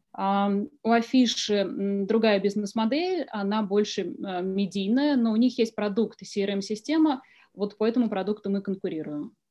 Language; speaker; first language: Russian; native; Russian